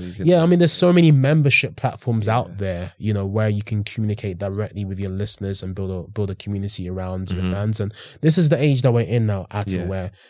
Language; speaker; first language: English; native; English